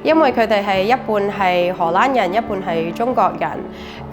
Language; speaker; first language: Cantonese; early bilingual, heritage; Cantonese